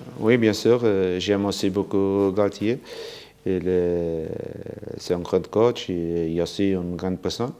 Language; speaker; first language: French; non-native, fluent; Portuguese